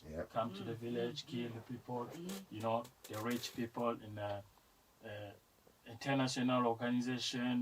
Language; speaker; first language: English; non-native, learner; French